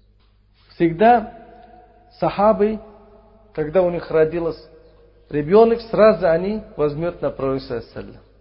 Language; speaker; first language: Russian; non-native, fluent; Uzbek